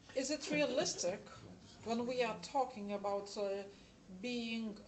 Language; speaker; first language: English; non-native, fluent; Lithuanian